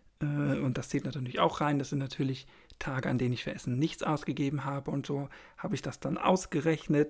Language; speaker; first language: German; native; German